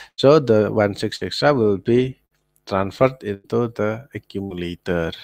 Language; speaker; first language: English; non-native, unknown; Indonesian